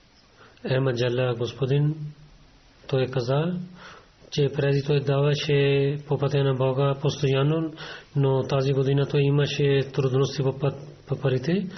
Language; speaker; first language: Bulgarian; non-native, fluent; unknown